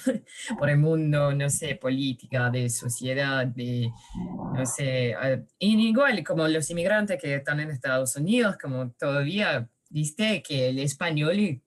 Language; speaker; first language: Spanish; early bilingual, heritage; Spanish